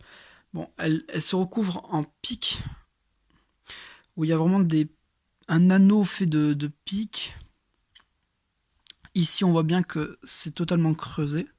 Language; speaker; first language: French; native; French